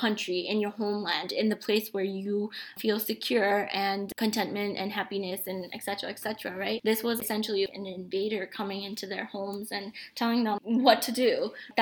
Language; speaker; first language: English; early bilingual, other home language; Bangla